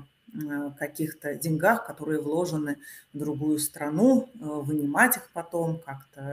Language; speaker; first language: Russian; native; Russian